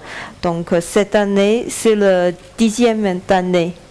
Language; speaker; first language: French; non-native, learner; Chinese